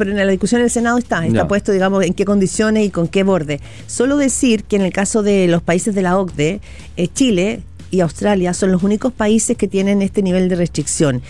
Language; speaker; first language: Spanish; native; Spanish